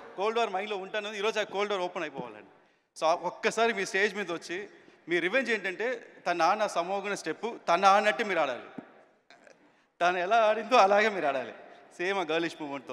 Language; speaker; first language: Telugu; native; Telugu